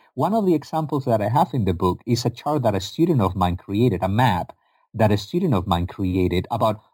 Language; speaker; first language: English; non-native, fluent; Spanish